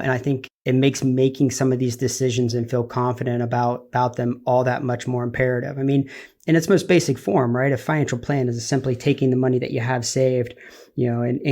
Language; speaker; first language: English; native; English